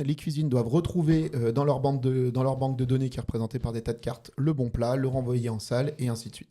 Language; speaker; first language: French; native; French